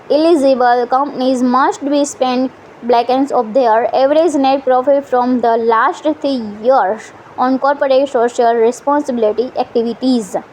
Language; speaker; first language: English; non-native, local second language; Gujarati